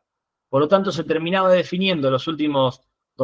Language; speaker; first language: Spanish; native; Spanish